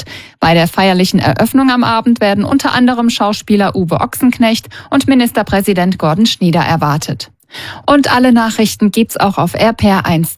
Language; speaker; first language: German; native; German